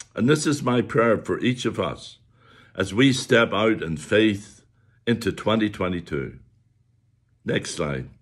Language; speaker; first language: English; native; English